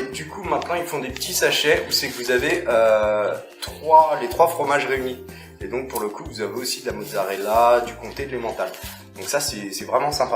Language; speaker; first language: French; native; French